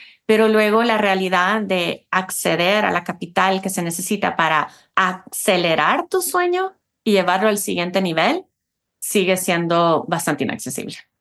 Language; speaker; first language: Spanish; early bilingual, heritage; Spanish